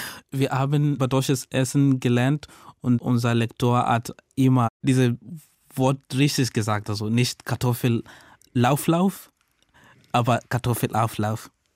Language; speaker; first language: German; non-native, learner; Swahili